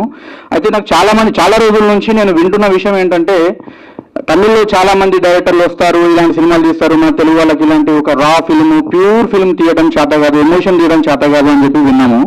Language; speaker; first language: Telugu; native; Telugu